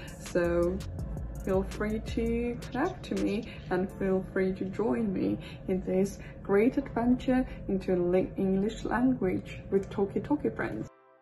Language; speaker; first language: English; non-native, fluent; Russian